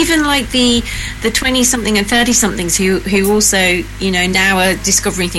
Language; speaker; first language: English; native; English